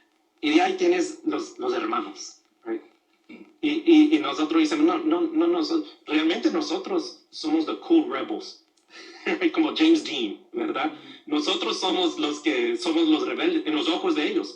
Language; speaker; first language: Spanish; early bilingual, other home language; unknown